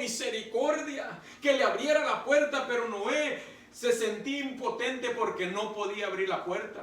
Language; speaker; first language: Spanish; native; Spanish